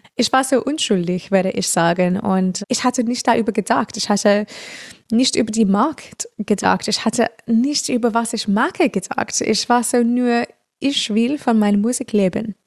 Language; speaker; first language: German; non-native, fluent; English